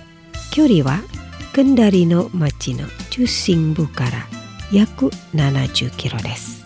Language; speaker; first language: Japanese; non-native, fluent; Indonesian